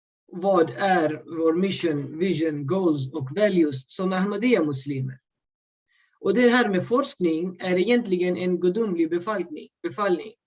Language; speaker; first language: Swedish; early bilingual, other home language; Urdu